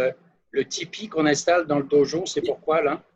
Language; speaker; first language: French; native; French